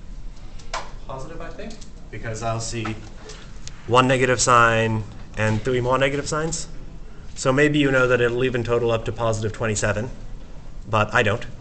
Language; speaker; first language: English; native; English